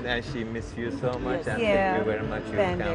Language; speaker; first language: English; non-native, learner; Turkish